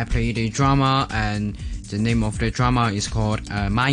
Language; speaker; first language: English; non-native, learner; Cantonese